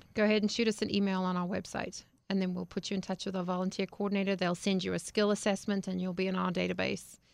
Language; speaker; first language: English; native; English